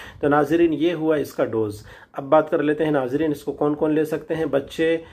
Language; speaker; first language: Urdu; native; Urdu